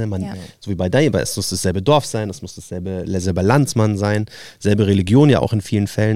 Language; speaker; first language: German; native; German